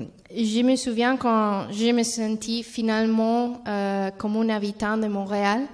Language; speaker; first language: French; non-native, learner; Spanish